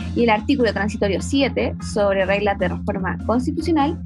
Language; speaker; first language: Spanish; native; Spanish